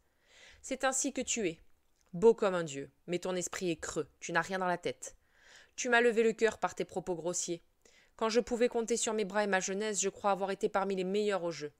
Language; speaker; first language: French; native; French